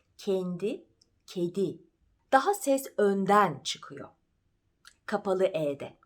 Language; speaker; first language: Turkish; native; Turkish